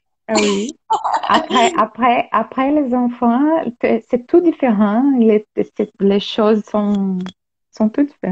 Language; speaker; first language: French; non-native, learner; Portuguese